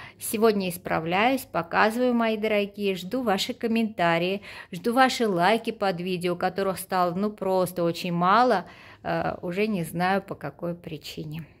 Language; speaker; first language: Russian; non-native, local second language; Armenian